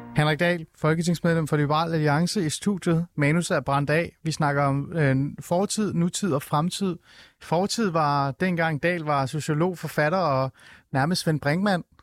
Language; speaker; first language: Danish; early bilingual, other home language; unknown